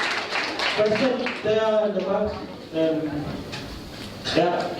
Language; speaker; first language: English; non-native, fluent; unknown